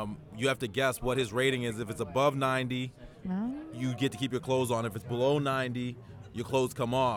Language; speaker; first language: English; native; English